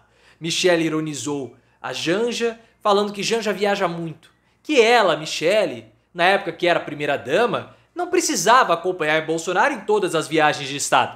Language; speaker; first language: Portuguese; native; Portuguese